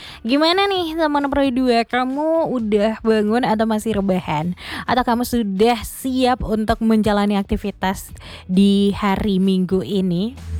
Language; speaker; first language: Indonesian; native; Indonesian